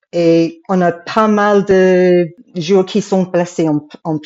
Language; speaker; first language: French; non-native, fluent; English